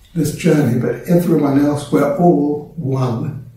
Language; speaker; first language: English; native; English